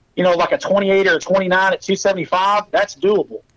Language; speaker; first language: English; native; English